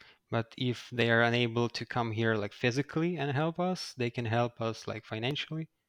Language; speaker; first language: English; non-native, fluent; Ukrainian